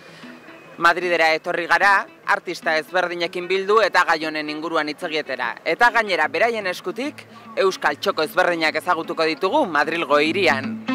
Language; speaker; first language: Basque; native; Basque